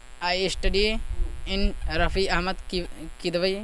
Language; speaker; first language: English; non-native, learner; Hindi